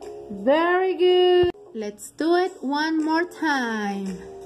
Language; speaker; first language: English; non-native, fluent; Spanish